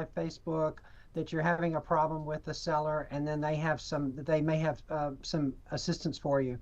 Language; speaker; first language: English; native; English